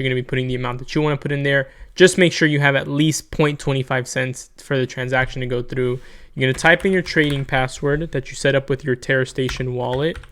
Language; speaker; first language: English; native; English